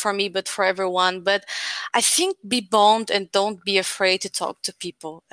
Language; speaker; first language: English; non-native, fluent; Portuguese